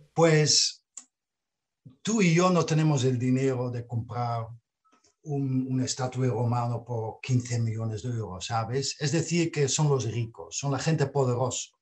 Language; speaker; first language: Spanish; non-native, fluent; Dutch